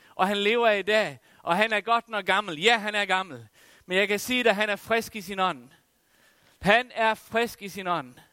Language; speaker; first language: Danish; non-native, local second language; Faroese